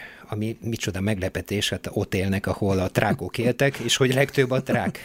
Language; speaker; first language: Hungarian; non-native, fluent; Bulgarian